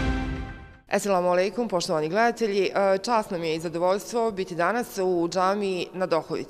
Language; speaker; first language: Croatian; native; Croatian